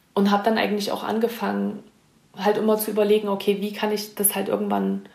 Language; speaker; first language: German; native; German